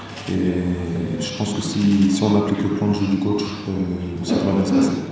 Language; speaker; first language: French; native; French